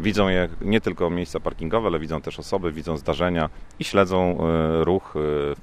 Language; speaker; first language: Polish; native; Polish